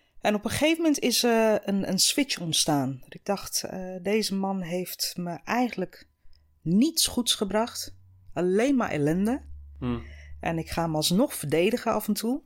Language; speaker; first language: Dutch; non-native, fluent; English